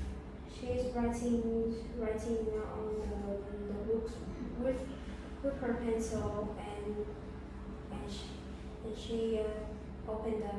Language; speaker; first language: English; non-native, learner; Vietnamese